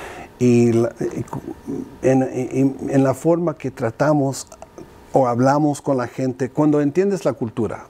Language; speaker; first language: Spanish; early bilingual, heritage; Spanish